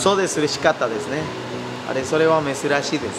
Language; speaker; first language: Japanese; non-native, learner; Spanish